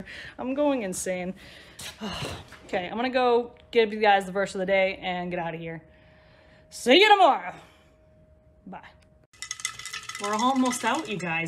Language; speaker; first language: English; native; English